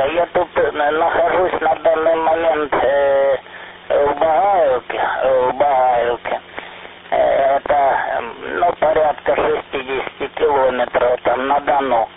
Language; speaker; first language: Russian; native; Russian